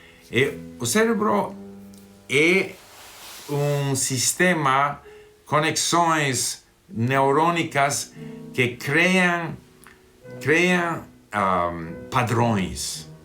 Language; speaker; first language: Portuguese; non-native, fluent; English